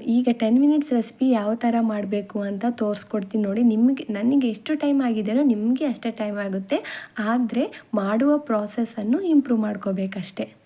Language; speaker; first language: Kannada; non-native, local second language; Telugu